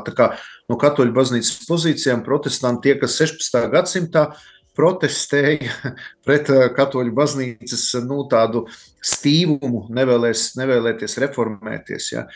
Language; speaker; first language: Latvian; native; Latvian